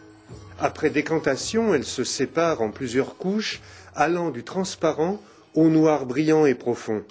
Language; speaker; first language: French; native; French